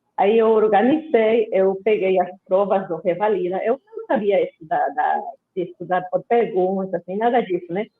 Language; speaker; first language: Portuguese; non-native, fluent; Spanish